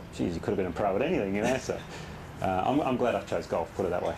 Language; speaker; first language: English; native; English